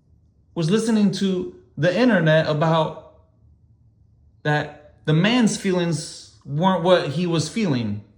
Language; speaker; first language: English; native; English